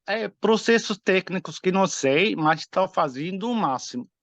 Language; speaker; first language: Portuguese; non-native, fluent; Arabic